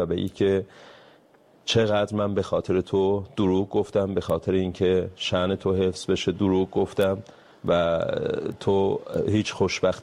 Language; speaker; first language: Persian; non-native, local second language; Azerbaijani